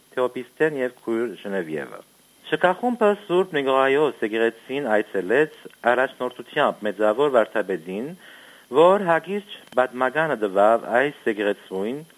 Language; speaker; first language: Armenian; early bilingual, heritage; Armenian